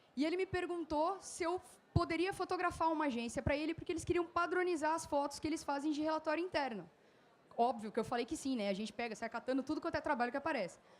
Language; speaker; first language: Portuguese; native; Portuguese